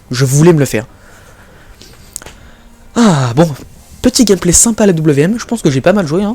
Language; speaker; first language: French; native; French